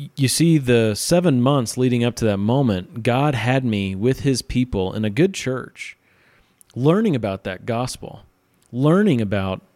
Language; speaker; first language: English; native; English